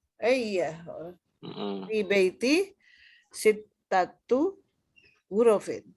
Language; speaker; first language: Arabic; non-native, learner; Indonesian